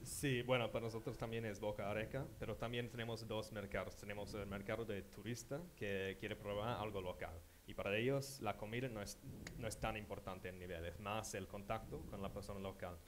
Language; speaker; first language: Spanish; non-native, fluent; English